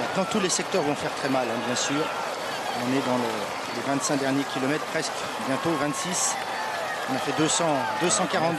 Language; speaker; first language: French; native; French